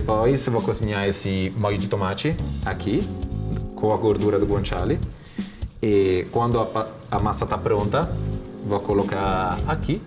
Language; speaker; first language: Portuguese; non-native, fluent; Italian